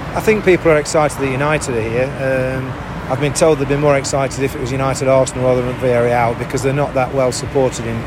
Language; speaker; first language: English; native; English